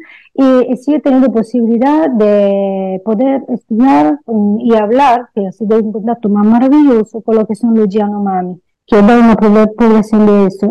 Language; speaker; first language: Spanish; non-native, fluent; Italian